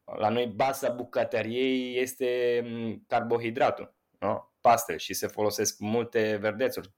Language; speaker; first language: Romanian; non-native, fluent; Italian